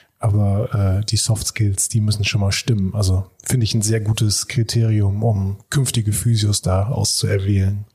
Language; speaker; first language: German; native; German